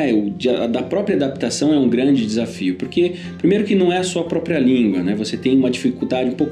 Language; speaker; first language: Portuguese; native; Portuguese